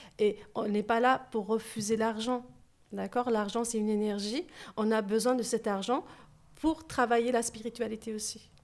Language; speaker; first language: French; early bilingual, other home language; Turkish